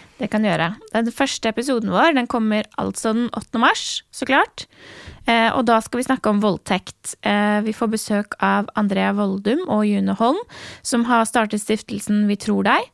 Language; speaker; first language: Norwegian; native; Norwegian